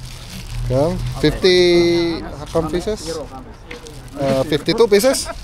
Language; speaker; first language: English; non-native, local second language; Filipino